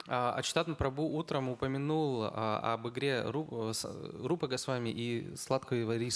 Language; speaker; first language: Russian; native; Russian